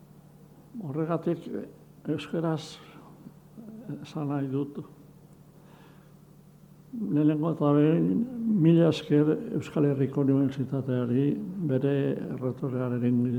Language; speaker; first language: Basque; non-native, local second language; Spanish